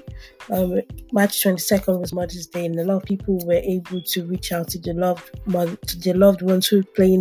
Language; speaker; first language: English; non-native, local second language; Yoruba